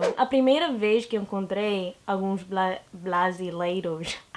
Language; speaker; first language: Portuguese; non-native, learner; English